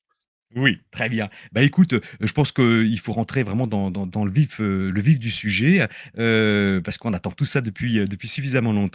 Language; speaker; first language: French; native; French